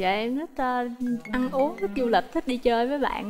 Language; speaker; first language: Vietnamese; native; Vietnamese